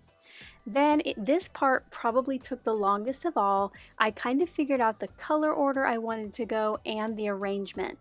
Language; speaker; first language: English; native; English